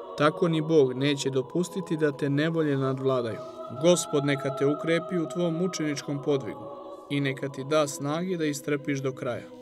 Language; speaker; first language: Serbian; native; Serbian